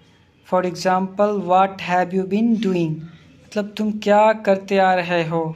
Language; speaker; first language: Hindi; native; Hindi